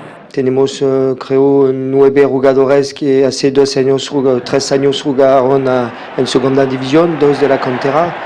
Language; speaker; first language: Spanish; non-native, fluent; French